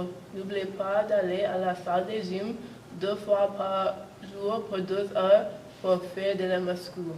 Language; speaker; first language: French; non-native, learner; English